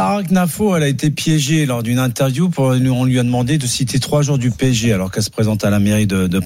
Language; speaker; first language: French; native; French